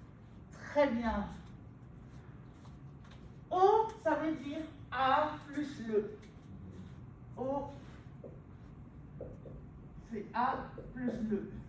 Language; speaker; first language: French; non-native, fluent; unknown